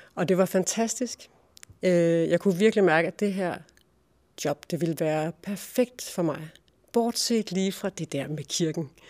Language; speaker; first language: Danish; native; Danish